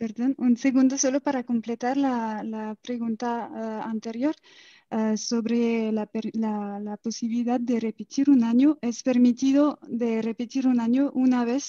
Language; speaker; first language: Spanish; non-native, fluent; French